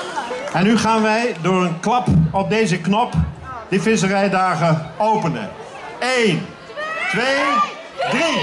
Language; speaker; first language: Dutch; native; Dutch